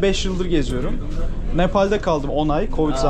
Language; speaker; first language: Turkish; native; Turkish